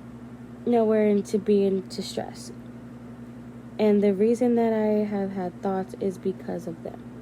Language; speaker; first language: English; native; English